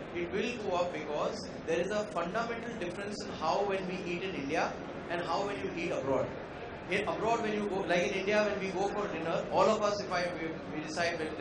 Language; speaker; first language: English; non-native, local second language; Konkani